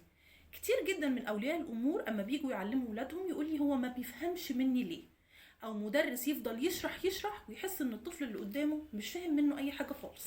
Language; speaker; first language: Arabic; native; Arabic